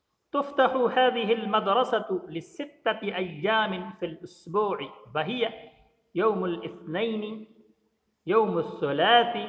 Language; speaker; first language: Arabic; non-native, fluent; Urdu